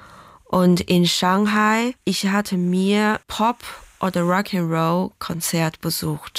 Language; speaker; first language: German; non-native, learner; Chinese